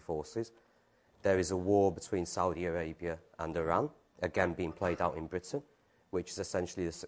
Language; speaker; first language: English; native; English